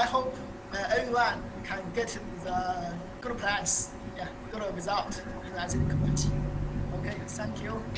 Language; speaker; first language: English; non-native, learner; Chinese